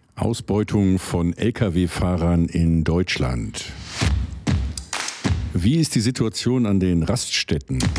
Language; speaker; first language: German; native; German